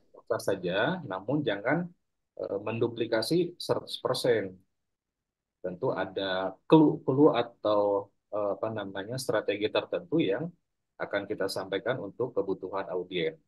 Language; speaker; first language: Indonesian; native; Indonesian